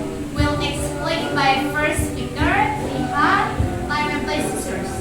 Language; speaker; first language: English; non-native, learner; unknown